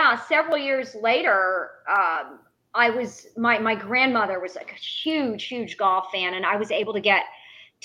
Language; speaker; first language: English; native; English